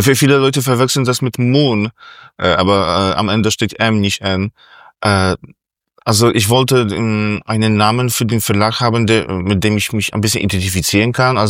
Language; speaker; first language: German; non-native, fluent; Polish